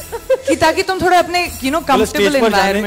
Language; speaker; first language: Hindi; native; Hindi